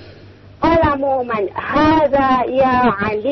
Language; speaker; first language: Arabic; non-native, learner; Indonesian